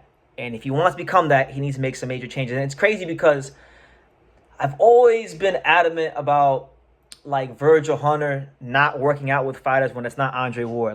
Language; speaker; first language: English; native; English